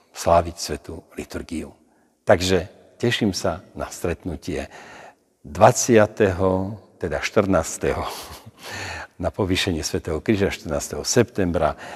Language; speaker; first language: Slovak; native; Slovak